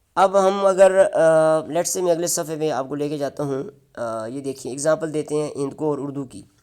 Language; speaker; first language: Urdu; non-native, local second language; Northern Hindko